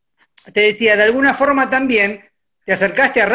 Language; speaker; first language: Spanish; native; Spanish